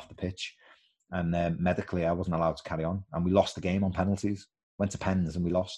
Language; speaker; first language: English; native; English